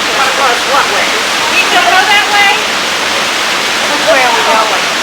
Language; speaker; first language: English; native; English